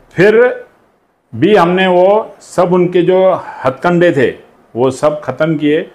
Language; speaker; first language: Hindi; non-native, local second language; Sindhi